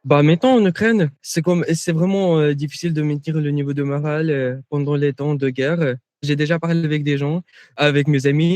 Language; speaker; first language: French; non-native, fluent; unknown